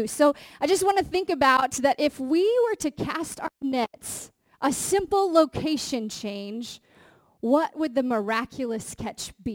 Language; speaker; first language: English; native; English